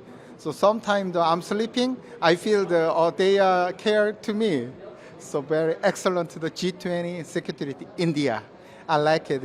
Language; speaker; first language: English; non-native, learner; Korean